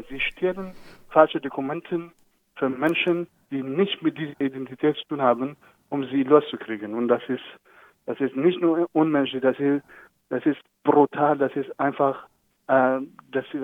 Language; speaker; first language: German; non-native, fluent; Persian